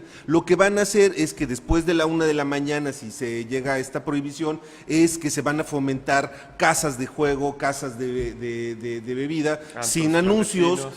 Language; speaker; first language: Spanish; native; Spanish